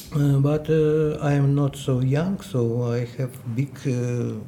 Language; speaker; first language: English; non-native, fluent; Ukrainian